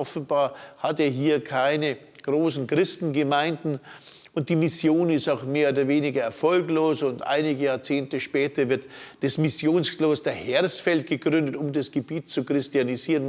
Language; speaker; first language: German; native; German